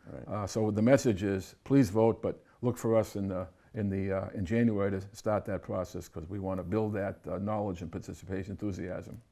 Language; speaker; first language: English; native; English